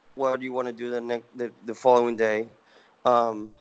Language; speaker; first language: English; non-native, fluent; Spanish